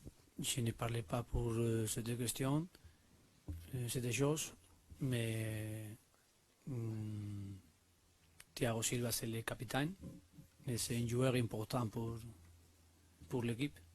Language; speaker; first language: French; non-native, learner; Spanish